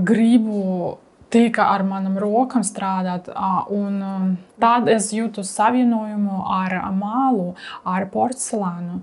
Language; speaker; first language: Latvian; non-native, learner; Russian